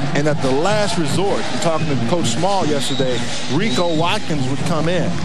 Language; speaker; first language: English; native; English